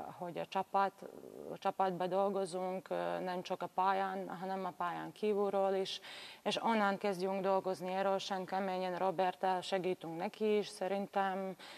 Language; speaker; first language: Hungarian; non-native, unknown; Serbian